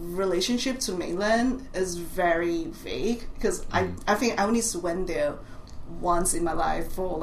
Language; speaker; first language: English; non-native, local second language; Cantonese